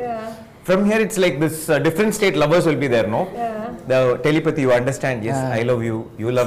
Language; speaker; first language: Telugu; native; Telugu